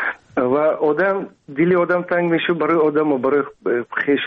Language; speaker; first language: Persian; non-native, local second language; Russian